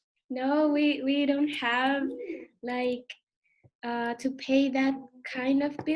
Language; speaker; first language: English; non-native, learner; Spanish